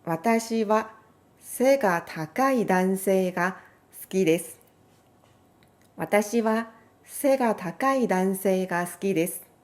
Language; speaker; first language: Japanese; non-native, fluent; Korean